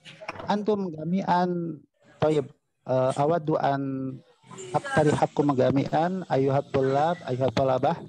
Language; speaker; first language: Arabic; non-native, fluent; Indonesian